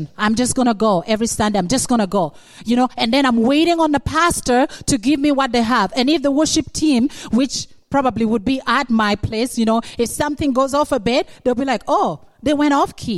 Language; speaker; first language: English; non-native, local second language; Acoli